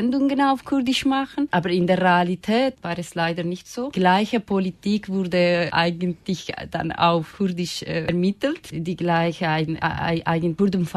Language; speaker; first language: German; non-native, fluent; Kurdish